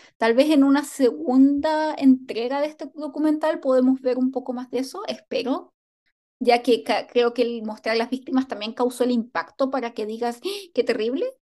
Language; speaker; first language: Spanish; native; Spanish